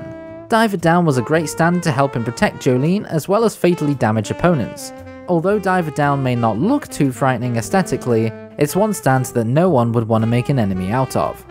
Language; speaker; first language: English; native; English